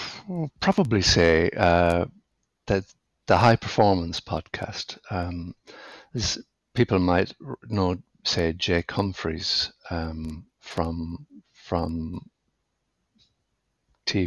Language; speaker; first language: English; native; English